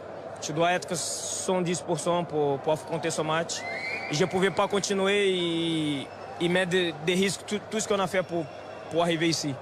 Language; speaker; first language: French; non-native, fluent; Portuguese